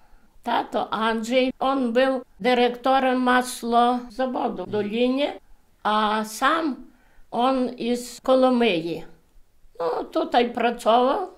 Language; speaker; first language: Polish; early bilingual, heritage; Polish